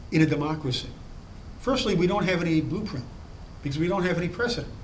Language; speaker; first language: English; native; English